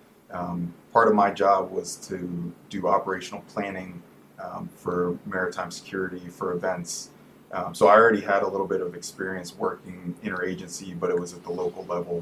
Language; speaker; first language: English; native; English